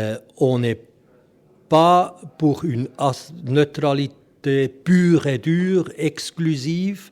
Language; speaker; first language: French; non-native, local second language; German